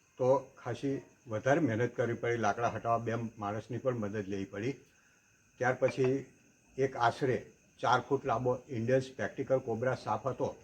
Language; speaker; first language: Gujarati; native; Gujarati